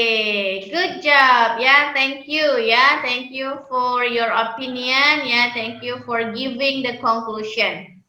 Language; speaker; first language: English; non-native, fluent; Indonesian